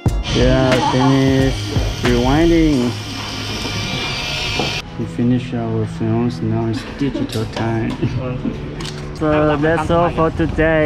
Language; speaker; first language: English; non-native, fluent; Chinese